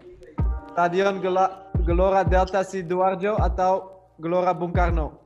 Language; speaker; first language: Indonesian; non-native, learner; Dutch